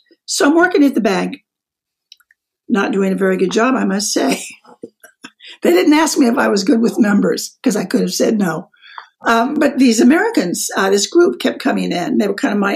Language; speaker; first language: English; native; English